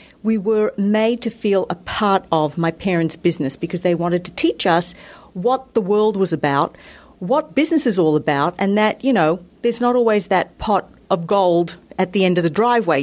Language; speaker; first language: English; native; English